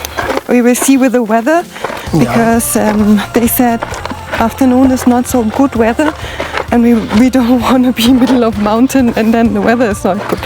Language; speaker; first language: English; non-native, learner; German